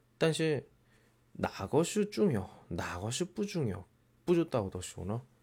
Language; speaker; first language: Chinese; non-native, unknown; Korean